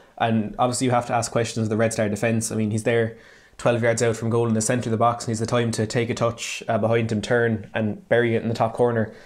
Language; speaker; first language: English; native; English